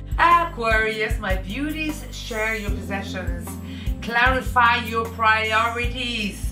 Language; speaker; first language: English; native; English